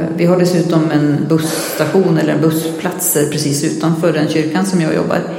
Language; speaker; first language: Swedish; native; Swedish